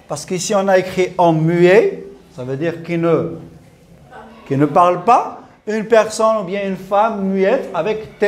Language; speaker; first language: French; non-native, local second language; Arabic